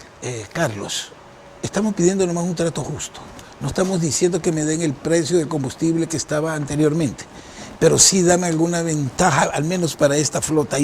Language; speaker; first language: Spanish; native; Spanish